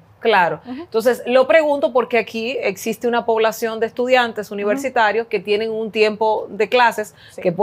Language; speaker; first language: Spanish; native; Spanish